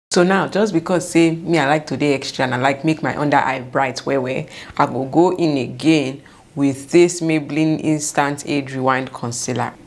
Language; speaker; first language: Nigerian Pidgin; non-native, local second language; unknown